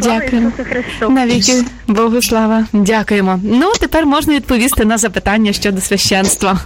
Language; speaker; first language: Ukrainian; native; Ukrainian